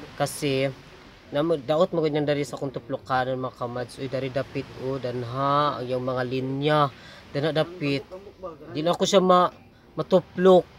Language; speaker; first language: Filipino; non-native, local second language; Cebuano